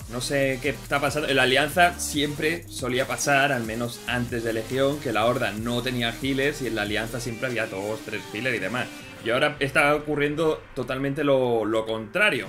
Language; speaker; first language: Spanish; native; Spanish